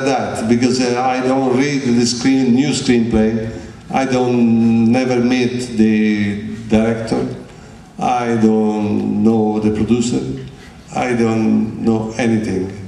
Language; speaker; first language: English; non-native, learner; Italian